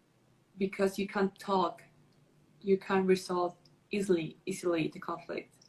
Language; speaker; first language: English; non-native, learner; Spanish